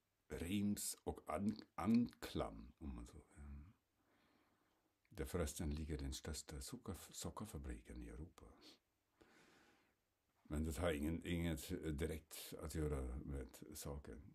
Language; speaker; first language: Swedish; non-native, fluent; German